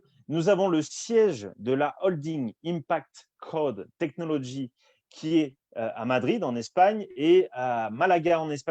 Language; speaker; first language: French; native; French